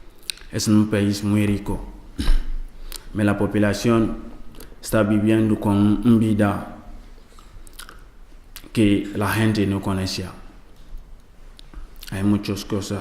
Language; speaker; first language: Spanish; non-native, learner; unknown